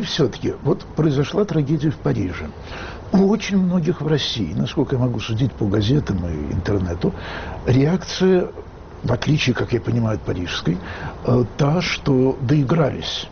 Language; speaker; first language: Russian; native; Russian